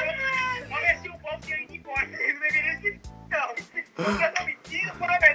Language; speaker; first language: Portuguese; native; Portuguese